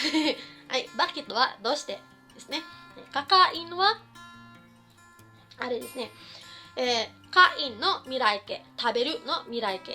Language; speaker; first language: Japanese; non-native, fluent; Filipino